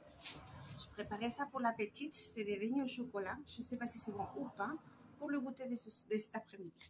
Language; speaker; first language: French; non-native, fluent; Spanish